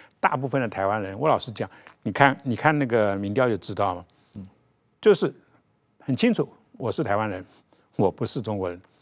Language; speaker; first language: Chinese; native; Chinese